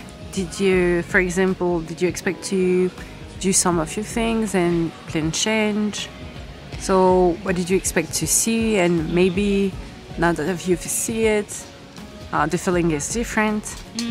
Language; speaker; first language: English; non-native, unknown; French